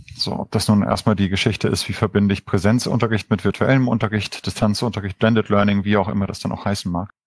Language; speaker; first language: German; native; German